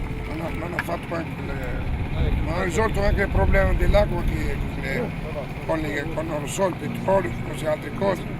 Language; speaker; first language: Italian; non-native, learner; Arabic